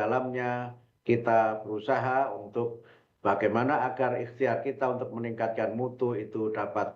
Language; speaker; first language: Indonesian; native; Indonesian